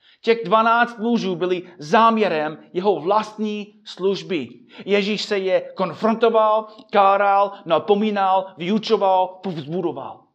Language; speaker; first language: Czech; non-native, fluent; English